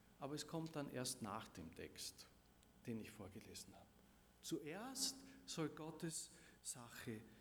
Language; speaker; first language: German; native; German